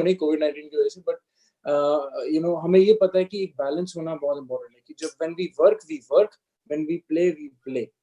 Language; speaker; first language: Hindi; native; Hindi